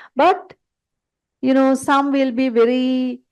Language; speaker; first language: English; non-native, local second language; Sinhala